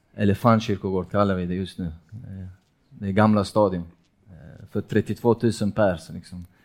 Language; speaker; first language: Swedish; non-native, fluent; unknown